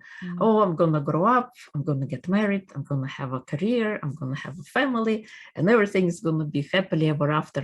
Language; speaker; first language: English; non-native, fluent; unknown